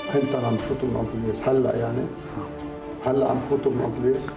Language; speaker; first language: Arabic; native; Arabic